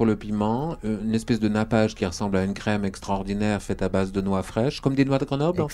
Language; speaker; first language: French; native; French